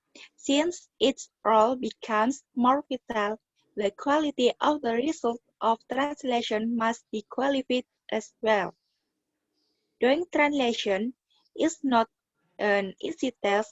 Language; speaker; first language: English; non-native, learner; Indonesian